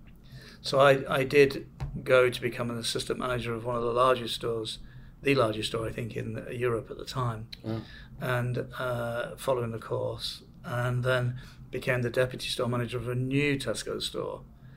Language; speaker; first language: English; native; English